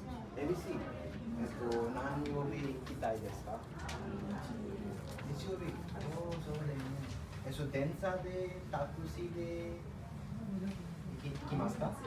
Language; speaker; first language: Japanese; non-native, learner; Hindi